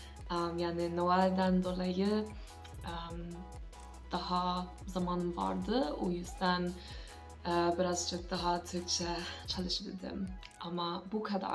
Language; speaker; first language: Turkish; non-native, learner; English